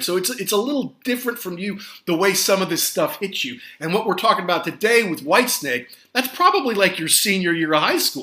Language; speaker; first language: English; native; English